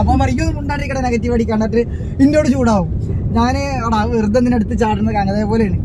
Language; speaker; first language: Malayalam; native; Malayalam